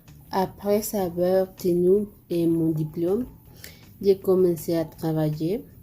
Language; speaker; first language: French; non-native, learner; Spanish